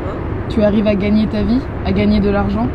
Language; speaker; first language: French; native; French